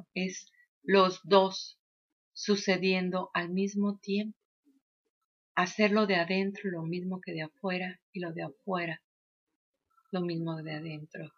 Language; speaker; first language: Spanish; native; Spanish